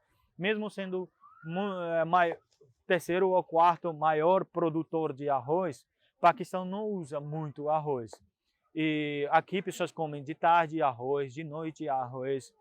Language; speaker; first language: Portuguese; non-native, fluent; Punjabi